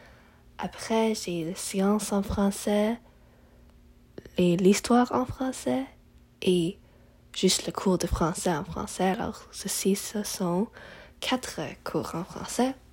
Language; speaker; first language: French; non-native, learner; English